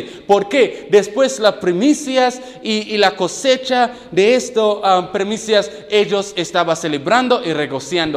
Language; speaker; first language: Spanish; non-native, fluent; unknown